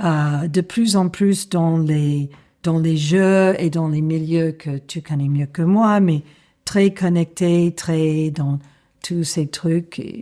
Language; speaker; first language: French; non-native, fluent; English